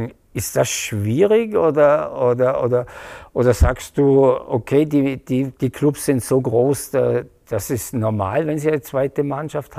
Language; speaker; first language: German; native; German